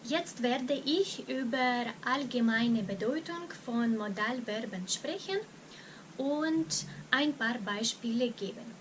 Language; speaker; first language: German; non-native, fluent; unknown